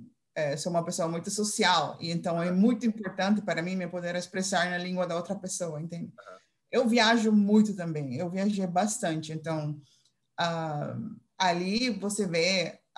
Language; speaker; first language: Portuguese; non-native, fluent; Dutch